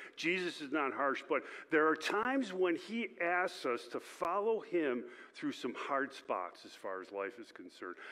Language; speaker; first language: English; native; English